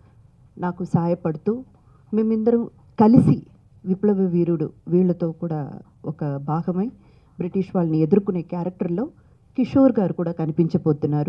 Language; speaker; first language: Telugu; native; Telugu